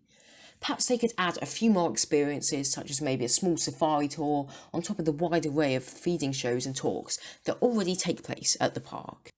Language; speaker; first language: English; native; English